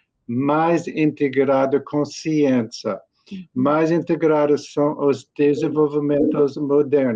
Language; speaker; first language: Portuguese; non-native, learner; English